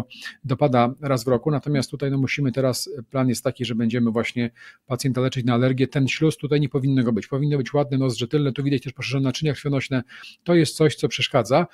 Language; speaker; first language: Polish; native; Polish